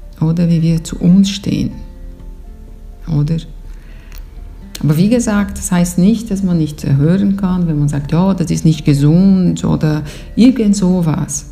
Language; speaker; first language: German; non-native, fluent; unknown